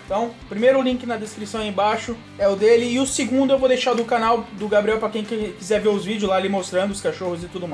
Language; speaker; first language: Portuguese; native; Portuguese